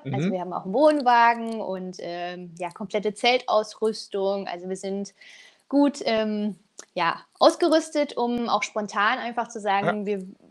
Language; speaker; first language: German; native; German